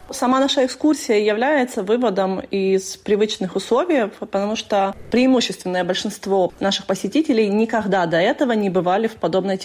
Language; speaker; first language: Russian; native; Russian